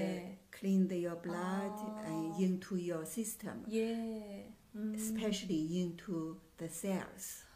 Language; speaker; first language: English; non-native, learner; Chinese